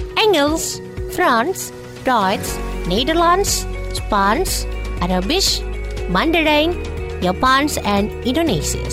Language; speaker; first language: Dutch; non-native, fluent; Indonesian